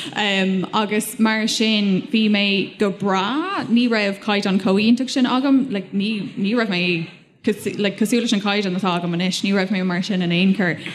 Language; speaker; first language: Irish; non-native, local second language; English